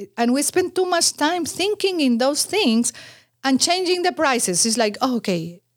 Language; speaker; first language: English; non-native, fluent; Spanish